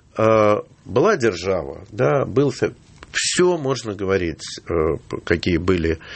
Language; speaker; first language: Russian; native; Russian